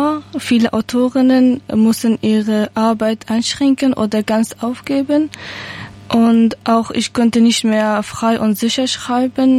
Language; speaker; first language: German; non-native, learner; Persian